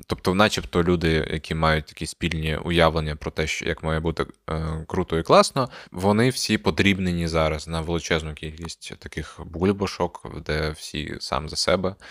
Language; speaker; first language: Ukrainian; non-native, local second language; Russian